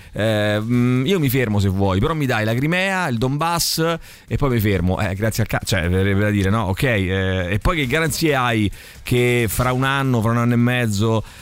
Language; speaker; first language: Italian; native; Italian